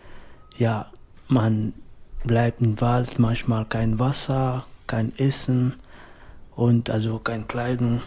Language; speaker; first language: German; non-native, learner; French